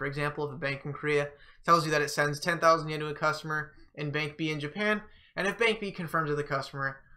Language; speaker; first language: English; native; English